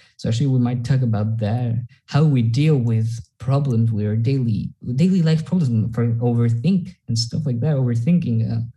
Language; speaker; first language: English; non-native, fluent; Spanish